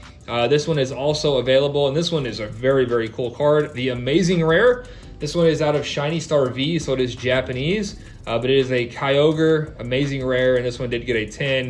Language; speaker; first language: English; native; English